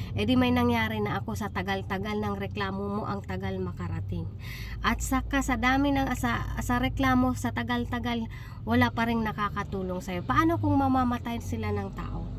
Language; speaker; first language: Filipino; native; Filipino